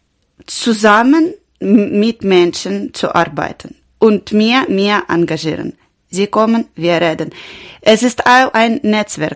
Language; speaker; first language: German; non-native, learner; Ukrainian